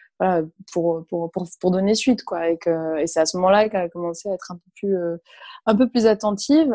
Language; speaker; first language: French; early bilingual, other home language; Arabic